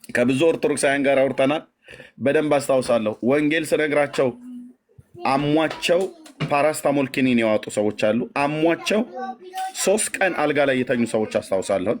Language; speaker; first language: Amharic; native; Amharic